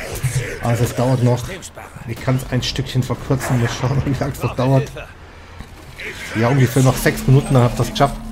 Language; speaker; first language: German; native; German